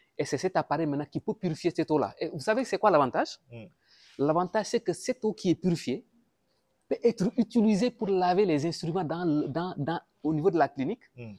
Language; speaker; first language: French; non-native, local second language; Wolof